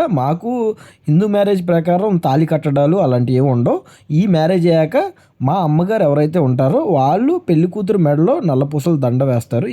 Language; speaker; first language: Telugu; non-native, local second language; Urdu